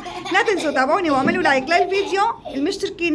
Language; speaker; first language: Arabic; native; Arabic